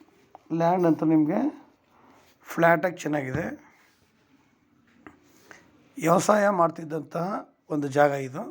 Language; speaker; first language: Kannada; native; Kannada